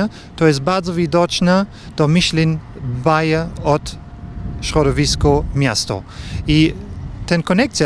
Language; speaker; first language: Polish; non-native, learner; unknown